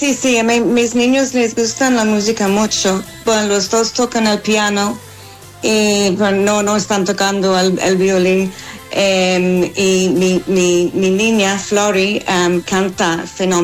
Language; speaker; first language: Spanish; non-native, fluent; English